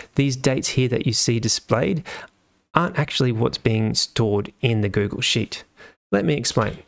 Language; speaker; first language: English; native; English